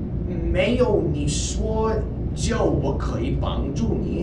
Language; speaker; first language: Chinese; non-native, learner; English